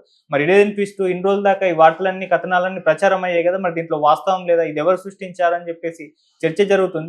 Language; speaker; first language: Telugu; native; Telugu